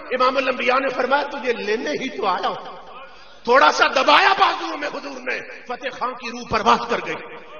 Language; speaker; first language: Urdu; native; Urdu